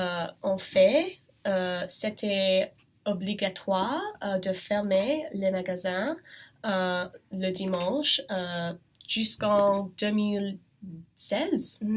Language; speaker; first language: French; non-native, learner; English